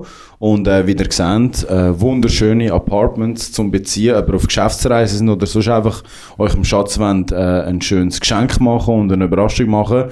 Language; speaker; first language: German; native; German